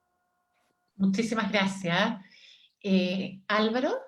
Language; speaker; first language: Spanish; native; Spanish